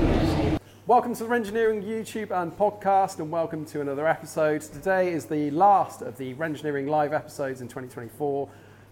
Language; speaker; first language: English; native; English